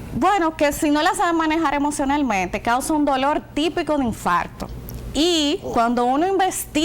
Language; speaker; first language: Spanish; native; Spanish